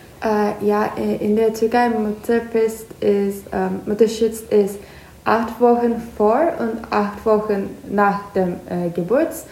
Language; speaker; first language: German; non-native, learner; Turkish